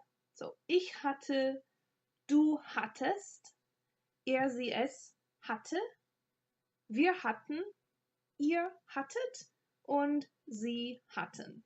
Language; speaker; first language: German; non-native, fluent; English